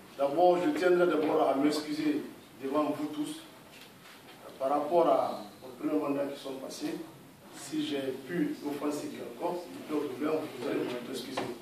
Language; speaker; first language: French; non-native, local second language; Fula